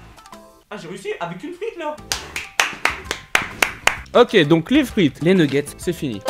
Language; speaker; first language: French; native; French